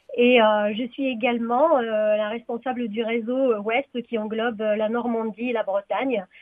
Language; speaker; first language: French; non-native, local second language; Arabic